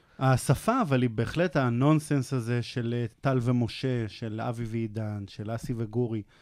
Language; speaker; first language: Hebrew; native; Hebrew